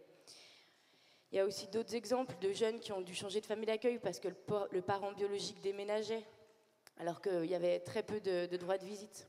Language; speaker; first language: French; native; French